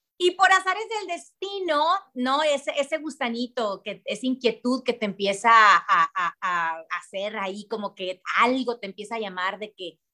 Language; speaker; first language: Spanish; native; Spanish